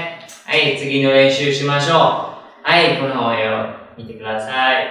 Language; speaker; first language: Japanese; non-native, fluent; Vietnamese